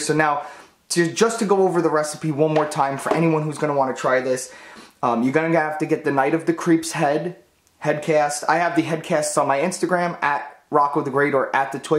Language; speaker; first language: English; native; English